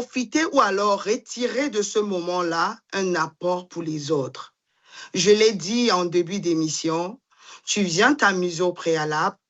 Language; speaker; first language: French; non-native, local second language; Duala